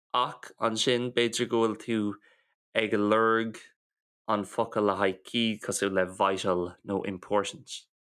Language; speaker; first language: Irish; non-native, local second language; English